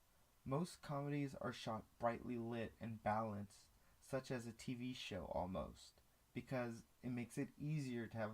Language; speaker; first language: English; native; English